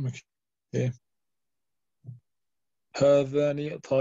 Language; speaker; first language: Arabic; non-native, learner; German